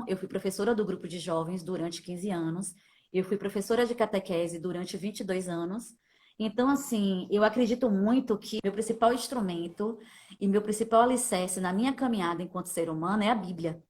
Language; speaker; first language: Portuguese; native; Portuguese